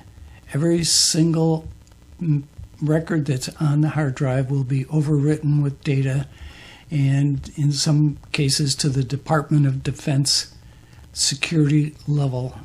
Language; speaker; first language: English; native; English